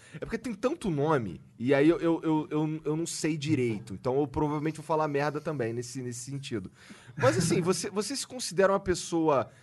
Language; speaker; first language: Portuguese; native; Portuguese